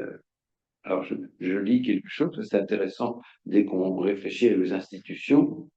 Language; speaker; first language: French; native; French